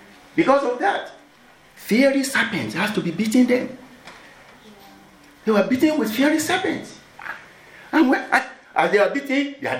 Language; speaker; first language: English; non-native, local second language; Yoruba